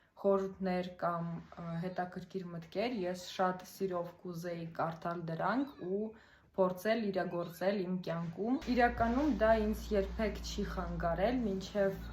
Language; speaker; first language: Armenian; non-native, fluent; Russian